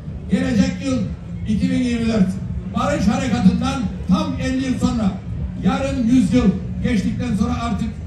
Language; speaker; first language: Turkish; native; Turkish